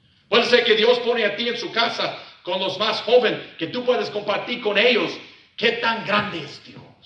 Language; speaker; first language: Spanish; non-native, learner; English